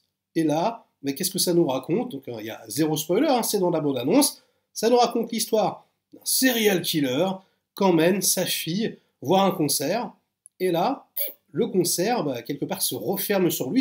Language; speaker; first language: French; native; French